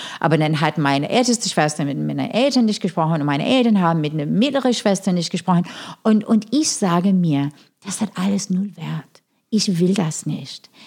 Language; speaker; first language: German; non-native, fluent; English